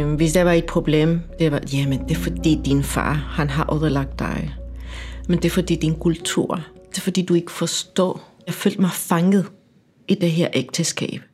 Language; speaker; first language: Danish; non-native, fluent; Spanish